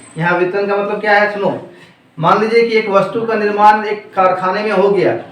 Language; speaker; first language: Hindi; native; Hindi